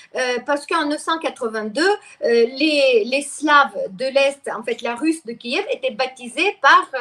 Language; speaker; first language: French; non-native, fluent; Russian